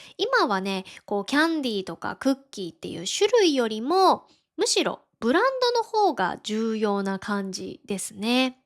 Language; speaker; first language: Japanese; native; Japanese